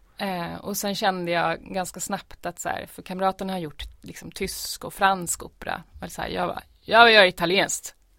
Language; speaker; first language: Swedish; native; Swedish